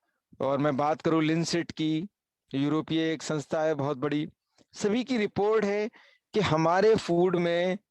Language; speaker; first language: Hindi; native; Hindi